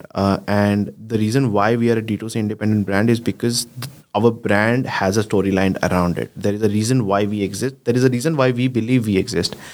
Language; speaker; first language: English; non-native, local second language; Gujarati